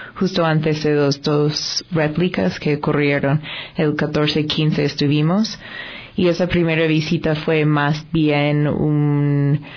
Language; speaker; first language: Spanish; non-native, fluent; English